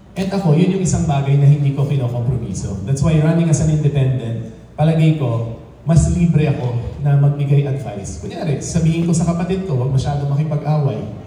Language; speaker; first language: Filipino; native; Filipino